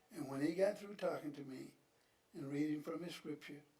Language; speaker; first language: English; native; English